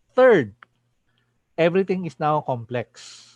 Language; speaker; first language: English; non-native, local second language; Filipino